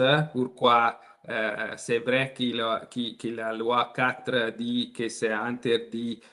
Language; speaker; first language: French; non-native, learner; Italian